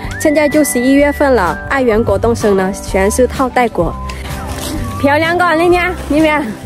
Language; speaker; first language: Chinese; non-native, fluent; Lao